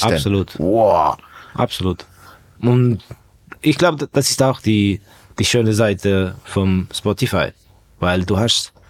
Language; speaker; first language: German; non-native, fluent; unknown